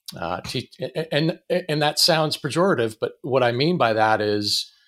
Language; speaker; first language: English; native; English